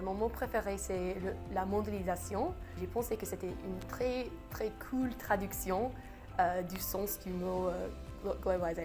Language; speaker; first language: French; non-native, fluent; English